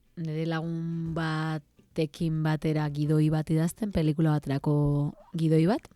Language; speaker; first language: Basque; native; Basque